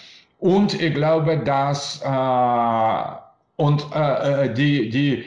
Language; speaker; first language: German; non-native, learner; Russian